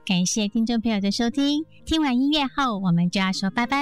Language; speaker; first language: Chinese; native; Chinese